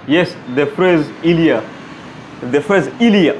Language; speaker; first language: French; non-native, fluent; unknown